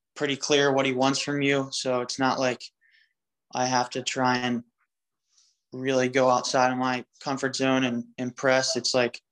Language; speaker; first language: English; native; English